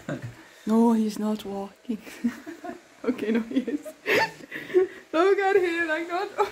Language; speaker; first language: English; non-native, fluent; French